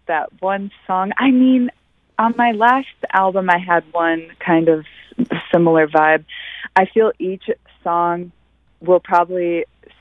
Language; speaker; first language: English; native; English